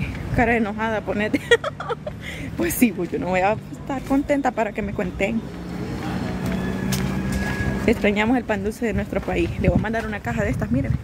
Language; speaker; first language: Spanish; native; Spanish